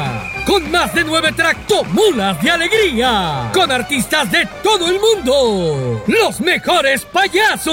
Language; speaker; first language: Spanish; native; Spanish